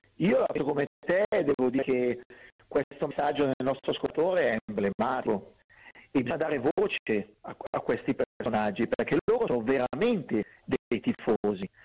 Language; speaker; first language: Italian; native; Italian